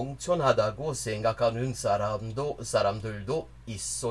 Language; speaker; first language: Korean; non-native, learner; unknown